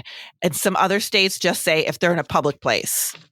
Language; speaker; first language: English; native; English